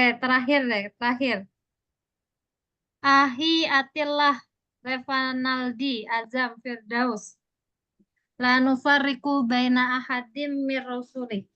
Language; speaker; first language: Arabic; non-native, fluent; Indonesian